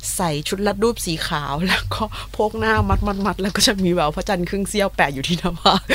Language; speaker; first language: Thai; non-native, fluent; Japanese